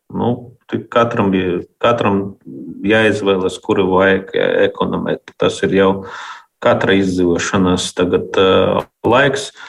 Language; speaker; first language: Latvian; non-native, local second language; Russian